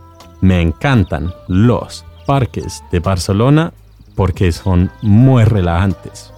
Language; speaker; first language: Spanish; non-native, fluent; English